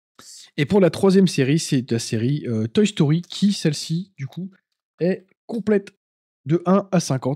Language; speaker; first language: French; native; French